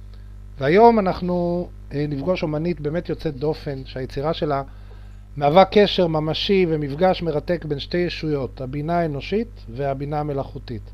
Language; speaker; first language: Hebrew; native; Hebrew